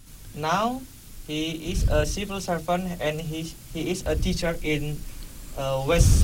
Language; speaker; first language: English; non-native, learner; Indonesian